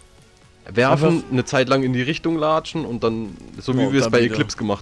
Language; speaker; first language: German; native; German